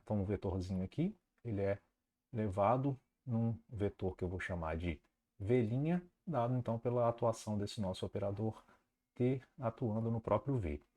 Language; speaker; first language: Portuguese; native; Portuguese